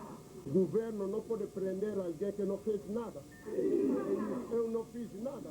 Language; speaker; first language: Portuguese; non-native, fluent; Lingala